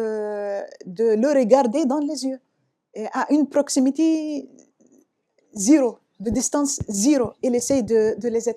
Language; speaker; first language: French; non-native, fluent; Arabic